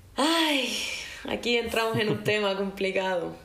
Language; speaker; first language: Spanish; native; Spanish